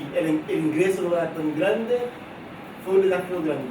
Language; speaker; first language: Spanish; non-native, fluent; Haitian Creole